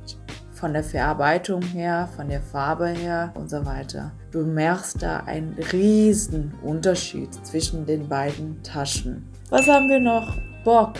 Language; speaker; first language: German; non-native, fluent; Vietnamese